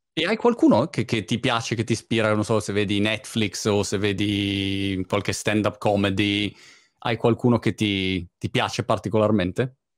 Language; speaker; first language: Italian; native; Italian